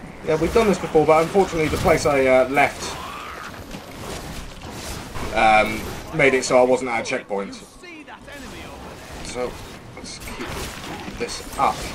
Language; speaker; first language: English; native; English